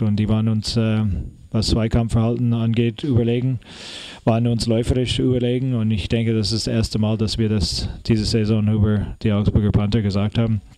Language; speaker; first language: German; non-native, fluent; English